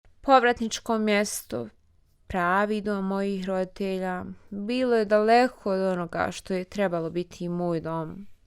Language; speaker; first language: Bosnian; native; Bosnian